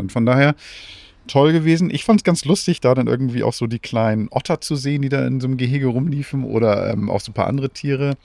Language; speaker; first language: German; native; German